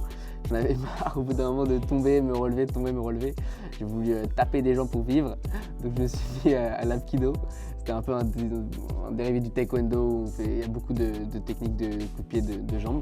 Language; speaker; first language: French; native; French